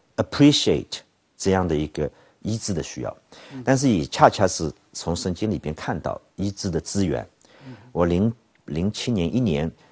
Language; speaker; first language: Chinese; native; Chinese